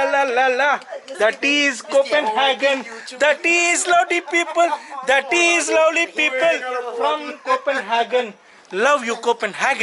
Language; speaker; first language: English; non-native, local second language; Telugu